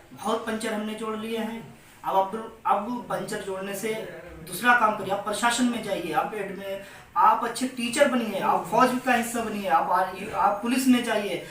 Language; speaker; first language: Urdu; native; Urdu